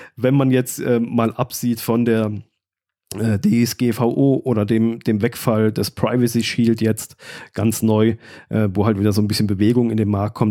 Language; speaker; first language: German; native; German